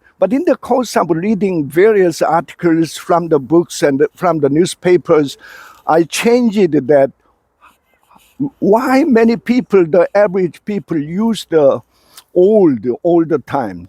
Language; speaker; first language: English; non-native, fluent; Korean